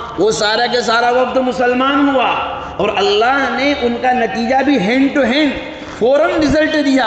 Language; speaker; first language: Urdu; native; Urdu